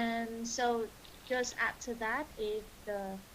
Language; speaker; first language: English; non-native, learner; Vietnamese